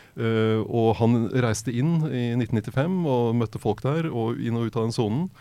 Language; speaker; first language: Norwegian; native; Norwegian